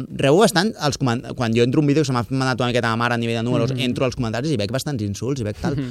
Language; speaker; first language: Catalan; non-native, local second language; Spanish